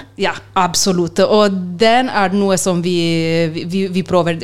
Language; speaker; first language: Norwegian; non-native, learner; Italian